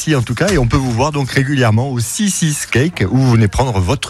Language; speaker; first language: French; native; French